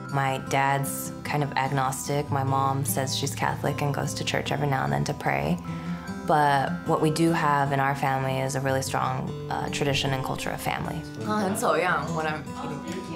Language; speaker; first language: English; native; English